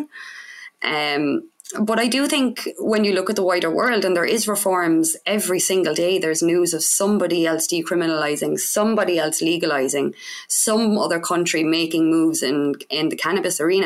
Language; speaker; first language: English; native; English